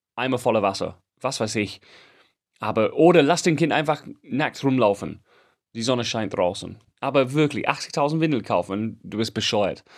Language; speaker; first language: German; non-native, fluent; English